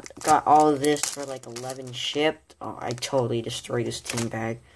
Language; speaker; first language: English; native; English